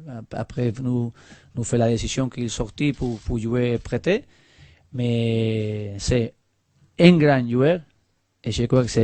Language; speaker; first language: French; non-native, learner; Spanish